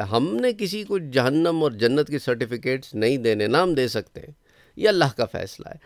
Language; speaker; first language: Urdu; native; Urdu